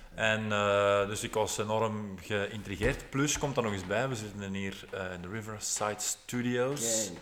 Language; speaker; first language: Dutch; native; Dutch